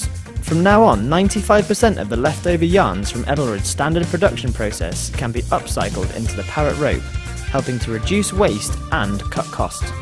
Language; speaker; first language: English; native; English